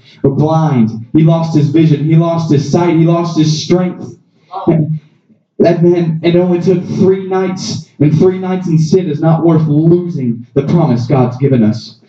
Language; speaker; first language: English; native; English